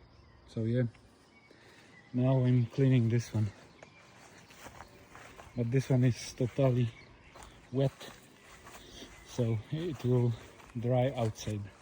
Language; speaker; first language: English; non-native, learner; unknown